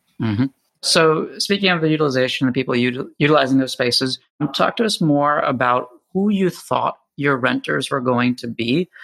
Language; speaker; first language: English; native; English